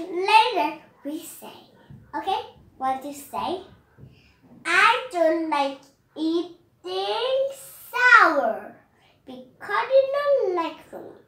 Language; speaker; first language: English; non-native, learner; Vietnamese